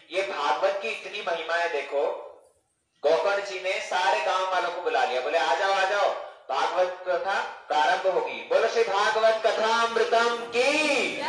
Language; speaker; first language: Hindi; non-native, fluent; English